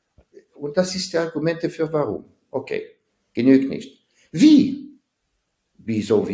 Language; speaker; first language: German; non-native, fluent; French